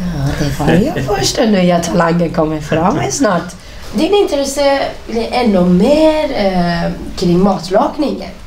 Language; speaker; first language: Swedish; non-native, fluent; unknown